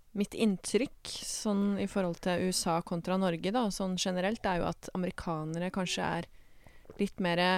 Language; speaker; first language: Norwegian; native; Norwegian